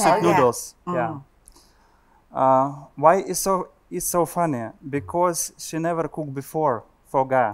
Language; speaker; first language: English; non-native, learner; Russian